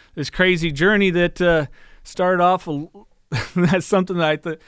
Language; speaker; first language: English; native; English